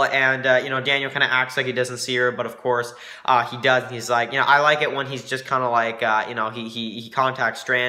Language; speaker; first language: English; native; English